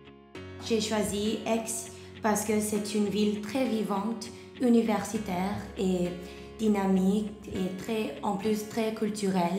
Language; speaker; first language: French; non-native, learner; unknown